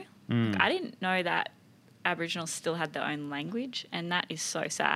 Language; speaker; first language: English; native; English